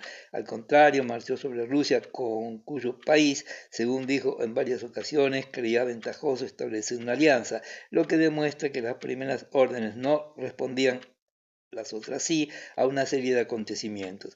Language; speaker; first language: Spanish; native; Spanish